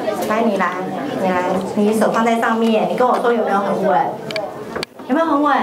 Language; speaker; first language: Chinese; native; Chinese